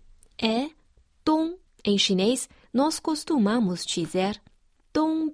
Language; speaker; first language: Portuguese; non-native, fluent; Chinese